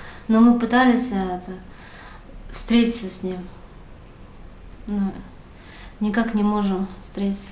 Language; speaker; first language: Russian; native; Russian